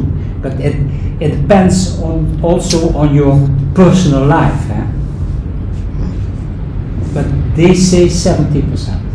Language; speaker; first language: English; non-native, fluent; Dutch